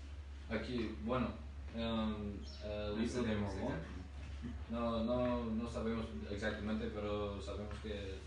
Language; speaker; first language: Spanish; non-native, learner; English